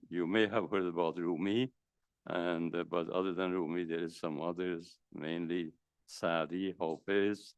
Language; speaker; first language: English; non-native, fluent; Persian